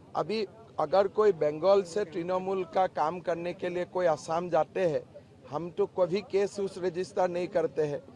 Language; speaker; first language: Hindi; non-native, local second language; Assamese